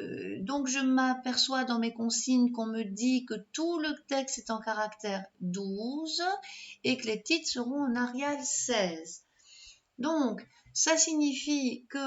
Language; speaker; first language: French; native; French